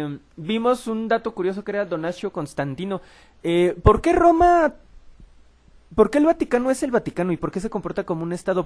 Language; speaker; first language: Spanish; native; Spanish